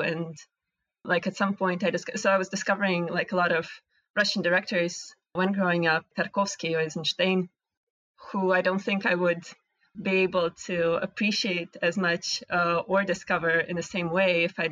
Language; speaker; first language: English; non-native, fluent; Russian